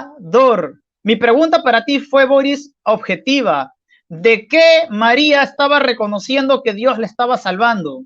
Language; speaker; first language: Spanish; native; Spanish